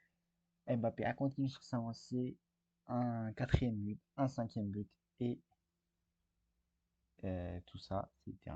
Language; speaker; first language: French; native; French